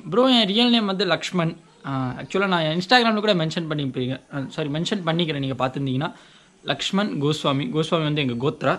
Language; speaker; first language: Tamil; non-native, local second language; Hindi